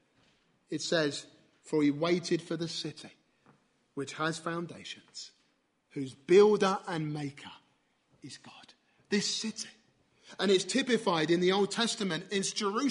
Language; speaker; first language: English; native; English